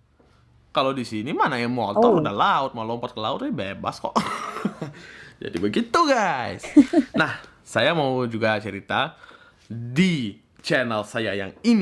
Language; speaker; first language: Indonesian; early bilingual, other home language; Russian